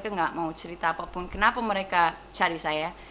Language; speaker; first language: Indonesian; non-native, fluent; English